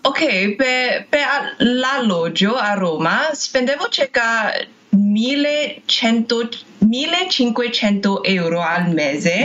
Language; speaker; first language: Italian; non-native, learner; English